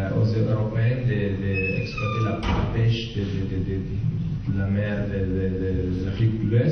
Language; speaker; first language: French; non-native, fluent; Italian